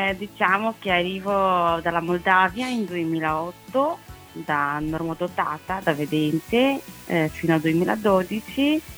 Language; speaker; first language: Italian; non-native, fluent; Romanian